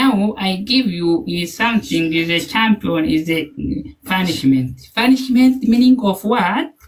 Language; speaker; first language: English; non-native, learner; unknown